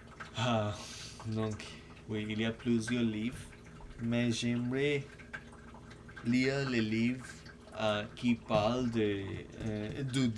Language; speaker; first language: French; non-native, fluent; English